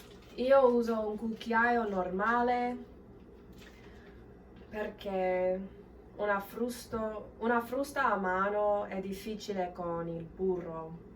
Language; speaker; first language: Italian; non-native, learner; English